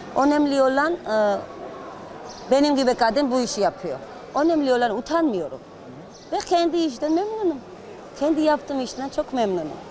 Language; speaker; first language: Turkish; non-native, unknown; Georgian